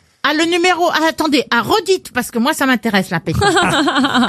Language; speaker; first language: French; native; French